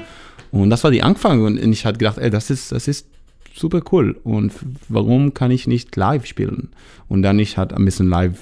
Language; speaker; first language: German; non-native, learner; Hebrew